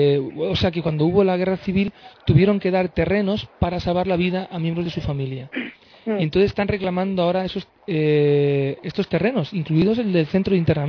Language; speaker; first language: Spanish; native; Spanish